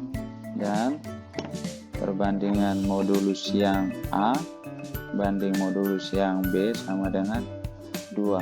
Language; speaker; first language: Indonesian; native; Indonesian